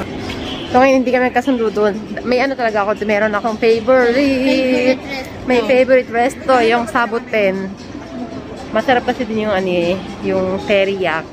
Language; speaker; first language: Filipino; non-native, local second language; Bikol